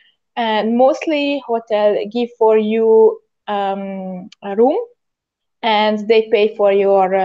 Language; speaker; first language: English; non-native, learner; Hungarian